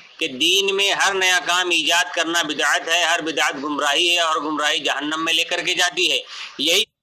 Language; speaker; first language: Urdu; native; Urdu